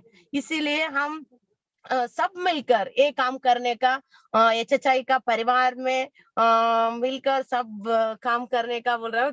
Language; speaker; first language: Hindi; non-native, local second language; Kannada